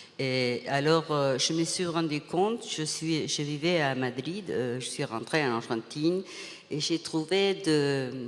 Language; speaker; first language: French; non-native, fluent; Spanish